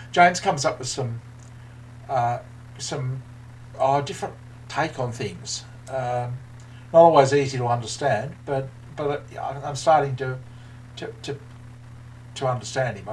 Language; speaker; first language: English; native; English